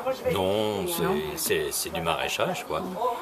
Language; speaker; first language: French; native; French